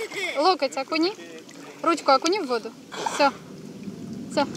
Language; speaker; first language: Russian; native; Russian